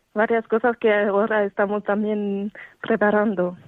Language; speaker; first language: Spanish; non-native, fluent; French